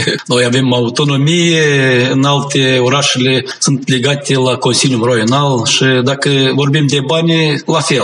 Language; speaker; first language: Romanian; non-native, local second language; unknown